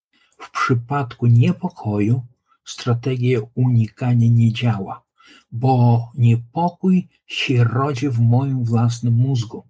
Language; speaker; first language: Polish; non-native, local second language; Lithuanian